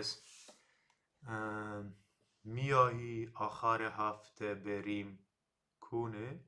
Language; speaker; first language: Persian; non-native, learner; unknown